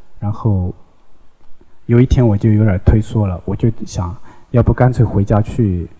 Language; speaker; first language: Chinese; non-native, local second language; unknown